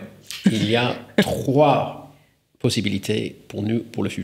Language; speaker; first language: French; non-native, fluent; English